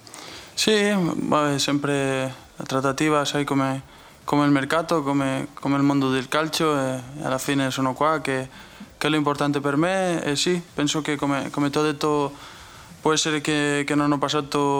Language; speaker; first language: Italian; non-native, fluent; Spanish